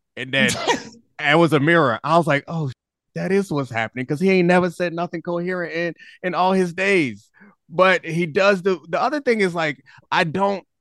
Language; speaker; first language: English; native; English